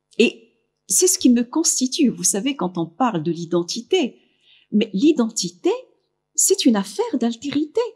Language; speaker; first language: French; non-native, local second language; Arabic